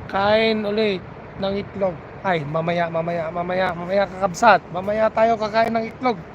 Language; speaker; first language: Filipino; non-native, local second language; Iloko